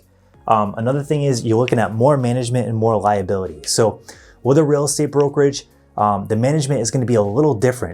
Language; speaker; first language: English; native; English